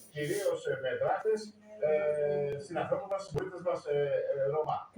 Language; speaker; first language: Greek; native; Greek